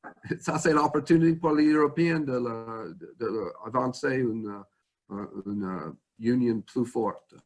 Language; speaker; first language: French; non-native, fluent; English